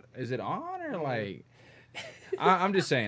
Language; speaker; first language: English; early bilingual, other home language; Spanish